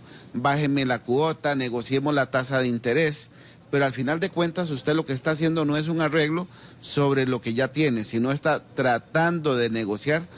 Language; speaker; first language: Spanish; native; Spanish